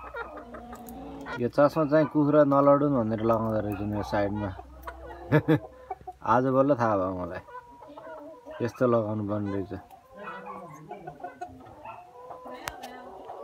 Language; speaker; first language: Nepali; native; Nepali